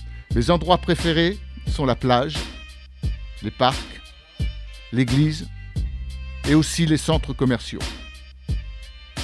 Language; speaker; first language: French; non-native, learner; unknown